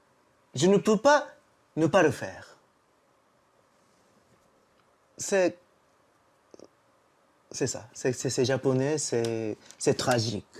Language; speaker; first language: French; non-native, fluent; Japanese